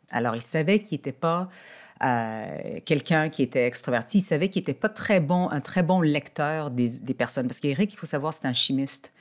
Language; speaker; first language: French; native; French